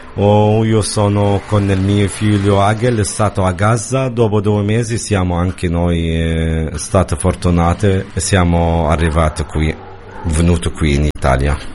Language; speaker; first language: Italian; non-native, learner; Arabic